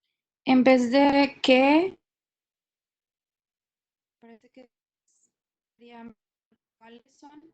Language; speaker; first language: Spanish; non-native, learner; English